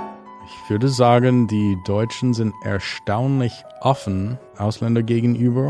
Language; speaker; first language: German; non-native, fluent; English